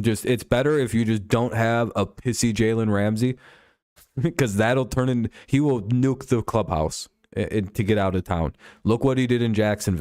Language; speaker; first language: English; native; English